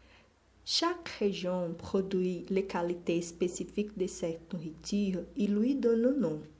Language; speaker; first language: French; non-native, learner; Portuguese